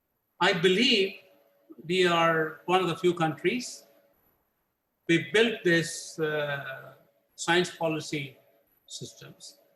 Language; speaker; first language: English; non-native, local second language; Tamil